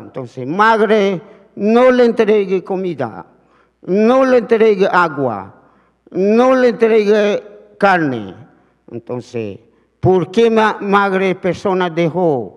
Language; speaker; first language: Spanish; non-native, learner; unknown